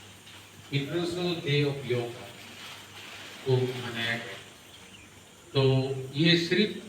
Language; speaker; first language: Hindi; non-native, local second language; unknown